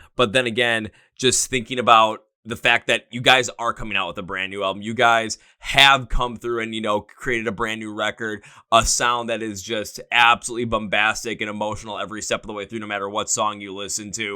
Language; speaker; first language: English; native; English